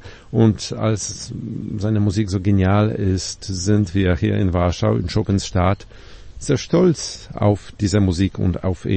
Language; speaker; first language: German; non-native, fluent; Polish